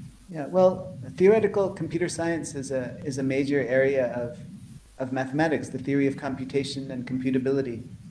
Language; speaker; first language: English; early bilingual, other home language; Hindi